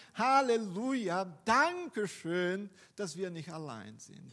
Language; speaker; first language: German; non-native, fluent; Portuguese